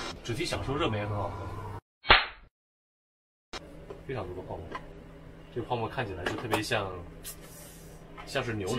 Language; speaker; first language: Chinese; native; Chinese